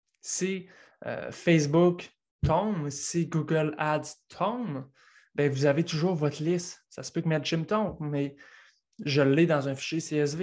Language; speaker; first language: French; native; French